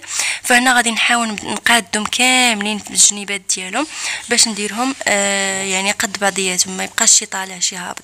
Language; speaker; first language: Arabic; native; Arabic